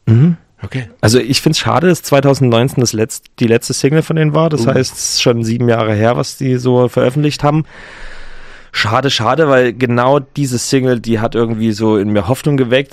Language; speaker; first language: German; native; German